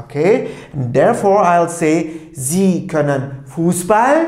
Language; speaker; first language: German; non-native, fluent; Turkish